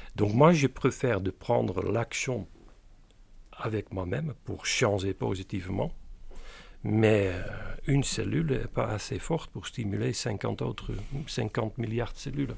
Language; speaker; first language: French; non-native, fluent; Dutch